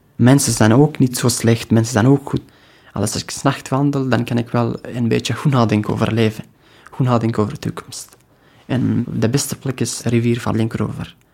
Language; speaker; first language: Dutch; non-native, learner; Persian